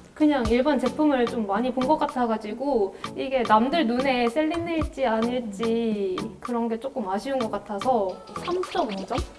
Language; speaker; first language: Korean; native; Korean